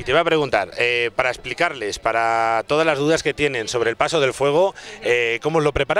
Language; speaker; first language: Spanish; native; Spanish